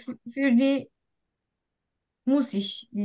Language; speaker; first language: German; non-native, learner; Turkish